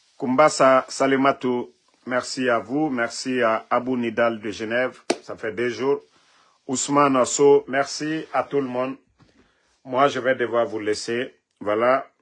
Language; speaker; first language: French; non-native, local second language; Mandingo